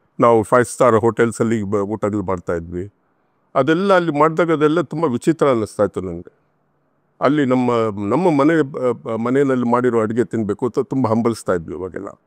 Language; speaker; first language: Kannada; non-native, local second language; Tamil